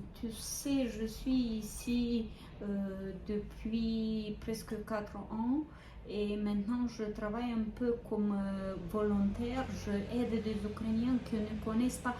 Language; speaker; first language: French; non-native, fluent; Ukrainian